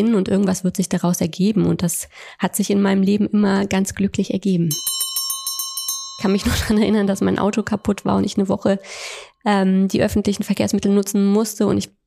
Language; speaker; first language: German; native; German